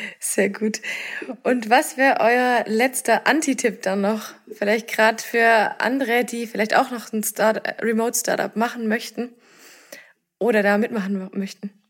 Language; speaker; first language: German; native; German